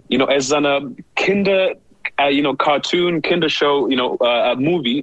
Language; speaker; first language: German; non-native, learner; English